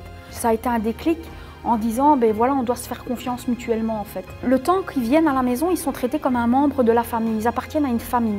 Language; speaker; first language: French; native; French